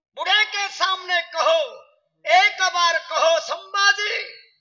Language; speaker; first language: Hindi; non-native, local second language; Marathi